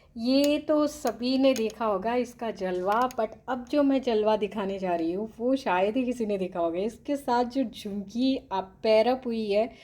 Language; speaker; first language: Hindi; non-native, local second language; Telugu